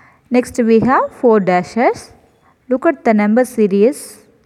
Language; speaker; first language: English; non-native, local second language; Tamil